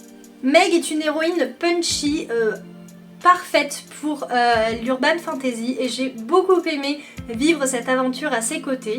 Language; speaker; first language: French; native; French